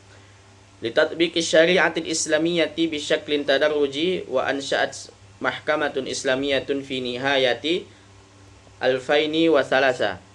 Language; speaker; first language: Arabic; non-native, learner; Indonesian